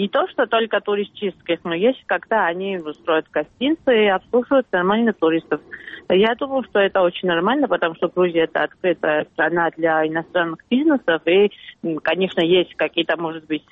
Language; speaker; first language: Russian; non-native, fluent; Georgian